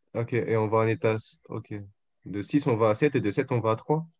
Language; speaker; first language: French; native; French